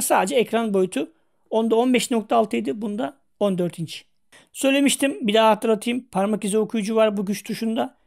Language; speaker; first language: Turkish; native; Turkish